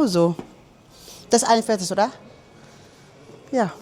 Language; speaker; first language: German; non-native, learner; Filipino